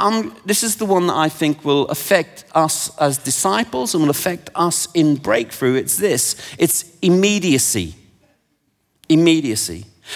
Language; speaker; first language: English; native; English